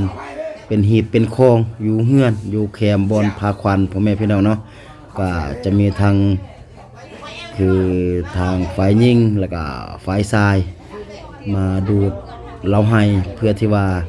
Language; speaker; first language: Thai; non-native, local second language; Lao